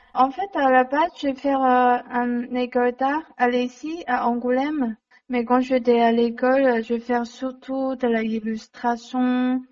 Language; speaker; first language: French; non-native, learner; Chinese